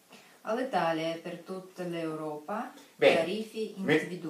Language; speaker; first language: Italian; non-native, learner; Russian